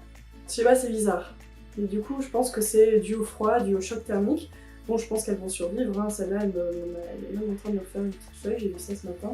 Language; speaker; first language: French; native; French